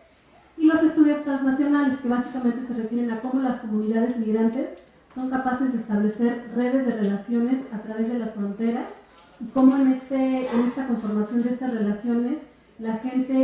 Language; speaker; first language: Spanish; native; Spanish